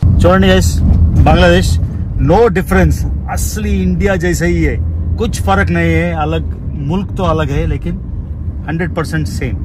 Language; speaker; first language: Hindi; non-native, local second language; Telugu